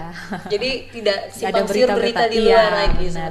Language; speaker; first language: Indonesian; native; Indonesian